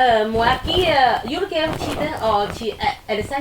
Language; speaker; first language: Danish; non-native, learner; Chinese